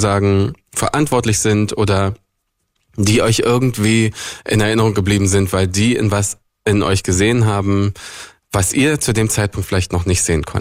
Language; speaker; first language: German; native; German